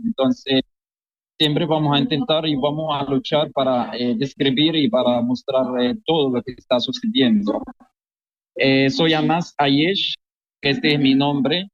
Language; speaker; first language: Spanish; non-native, fluent; Arabic